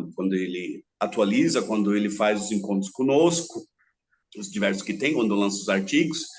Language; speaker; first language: Portuguese; early bilingual, other home language; German